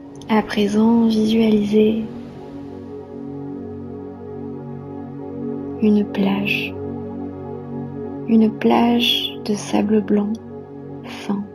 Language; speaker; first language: French; native; French